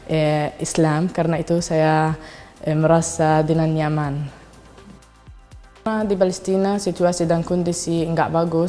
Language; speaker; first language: Indonesian; non-native, learner; Arabic